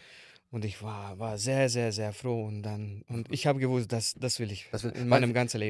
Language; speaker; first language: German; non-native, learner; Hungarian